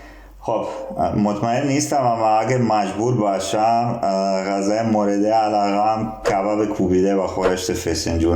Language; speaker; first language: Persian; non-native, learner; Serbian